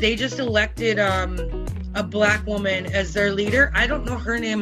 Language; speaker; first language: English; native; English